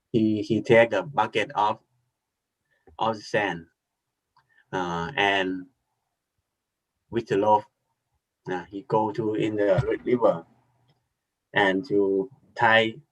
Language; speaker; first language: English; non-native, learner; Thai